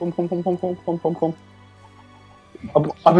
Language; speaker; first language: German; native; German